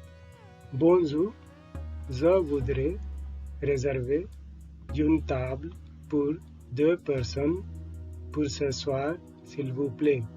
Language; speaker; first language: French; non-native, learner; Hindi